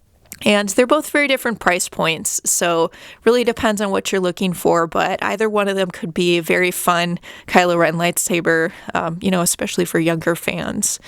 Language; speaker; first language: English; native; English